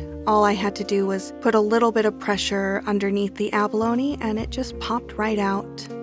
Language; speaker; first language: English; native; English